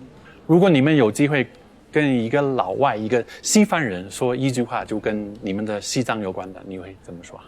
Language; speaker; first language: Chinese; early bilingual, heritage; Chinese